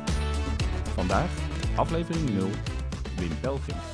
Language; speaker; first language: Dutch; native; Dutch